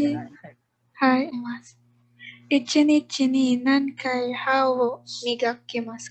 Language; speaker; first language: Japanese; non-native, learner; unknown